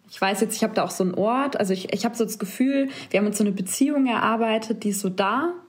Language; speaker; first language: German; native; German